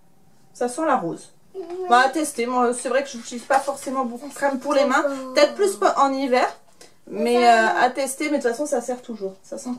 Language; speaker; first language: French; native; French